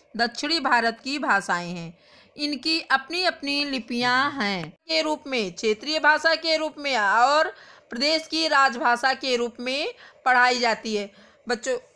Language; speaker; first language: Hindi; native; Hindi